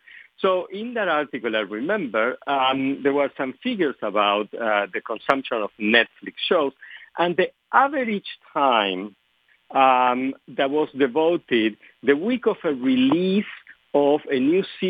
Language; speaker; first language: English; non-native, fluent; Spanish